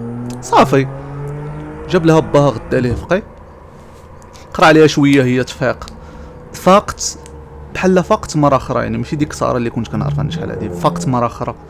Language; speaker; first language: Arabic; native; Arabic